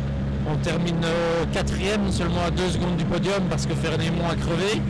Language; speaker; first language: French; native; French